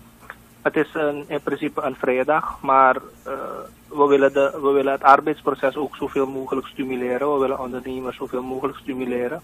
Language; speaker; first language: Dutch; native; Dutch